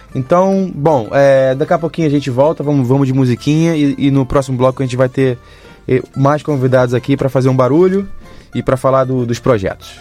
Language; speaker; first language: Portuguese; native; Portuguese